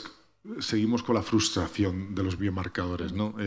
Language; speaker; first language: Spanish; native; Spanish